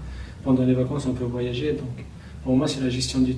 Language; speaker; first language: French; non-native, local second language; Kabyle